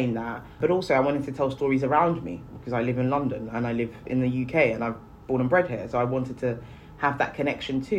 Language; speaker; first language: English; native; English